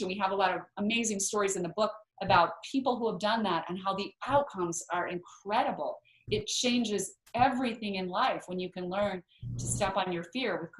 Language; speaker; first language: English; native; English